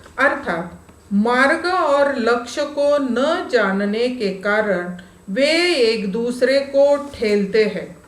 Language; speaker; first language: Hindi; non-native, local second language; Marathi